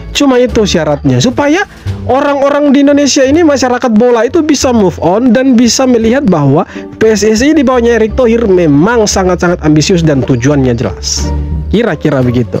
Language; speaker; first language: Indonesian; native; Indonesian